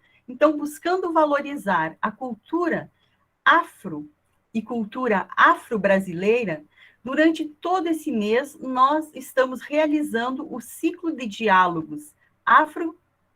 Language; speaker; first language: Portuguese; native; Portuguese